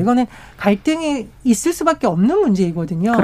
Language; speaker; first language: Korean; native; Korean